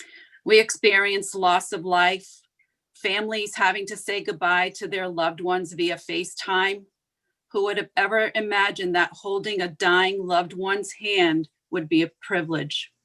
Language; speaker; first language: English; native; English